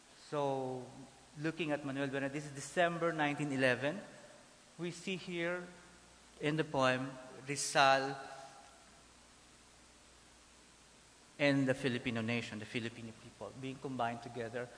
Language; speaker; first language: English; non-native, local second language; Filipino